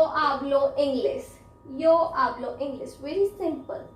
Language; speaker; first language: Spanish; non-native, fluent; Hindi